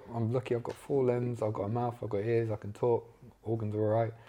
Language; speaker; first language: English; native; English